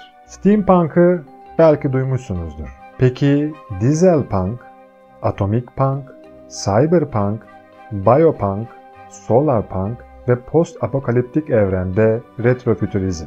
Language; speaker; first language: Turkish; native; Turkish